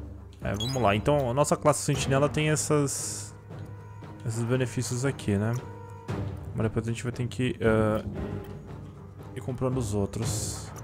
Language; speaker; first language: Portuguese; native; Portuguese